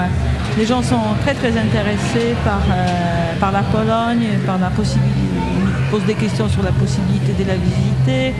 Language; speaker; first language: French; non-native, fluent; Polish